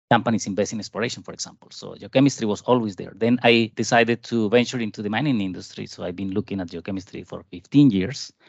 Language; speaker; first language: English; non-native, fluent; Spanish